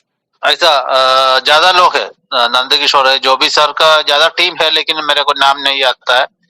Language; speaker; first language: Hindi; non-native, local second language; Malayalam